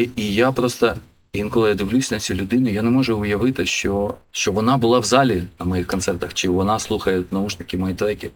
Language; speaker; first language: Ukrainian; non-native, local second language; Russian